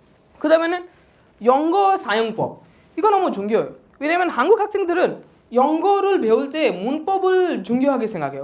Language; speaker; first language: Korean; non-native, fluent; Odia